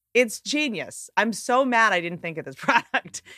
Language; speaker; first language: English; native; English